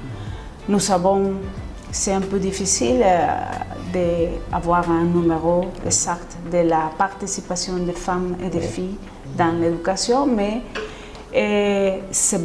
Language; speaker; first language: French; non-native, fluent; Spanish